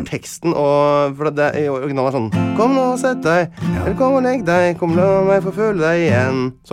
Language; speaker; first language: Norwegian; native; Norwegian